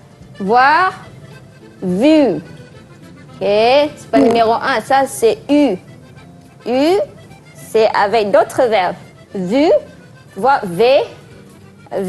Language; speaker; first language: French; non-native, fluent; Malay